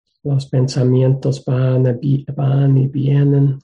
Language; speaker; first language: Spanish; non-native, fluent; English